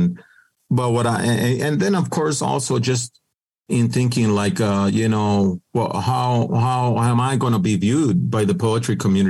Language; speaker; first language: English; native; English